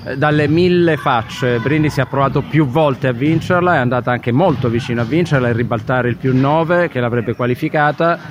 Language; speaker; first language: Italian; native; Italian